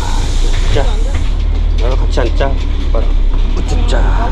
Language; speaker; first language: Korean; native; Korean